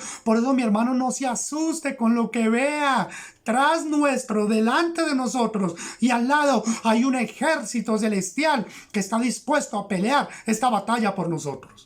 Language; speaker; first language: Spanish; native; Spanish